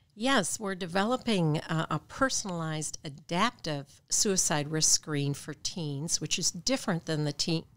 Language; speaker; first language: English; native; English